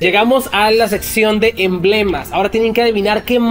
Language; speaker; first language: Spanish; native; Spanish